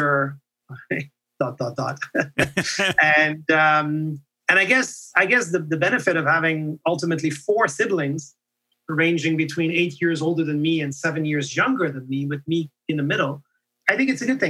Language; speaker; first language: English; non-native, fluent; French